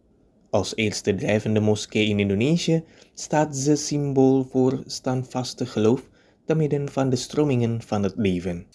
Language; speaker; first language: Dutch; non-native, fluent; Indonesian